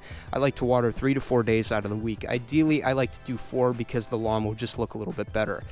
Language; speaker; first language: English; native; English